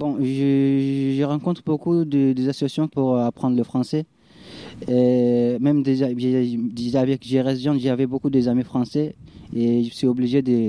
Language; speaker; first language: French; non-native, fluent; Arabic